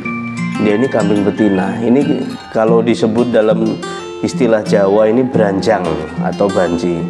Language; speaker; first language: Indonesian; non-native, local second language; Javanese